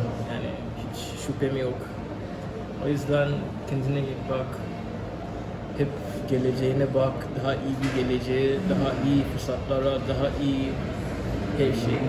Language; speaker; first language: Turkish; non-native, fluent; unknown